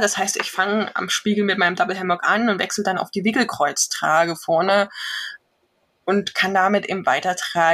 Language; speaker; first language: German; native; German